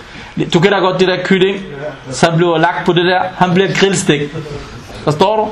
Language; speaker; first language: Danish; non-native, fluent; Arabic